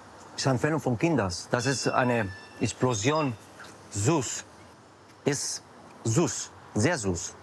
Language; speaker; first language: German; non-native, learner; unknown